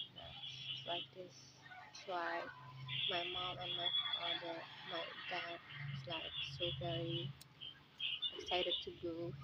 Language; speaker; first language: English; non-native, learner; Indonesian